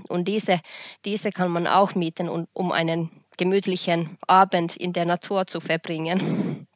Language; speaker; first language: German; non-native, fluent; Finnish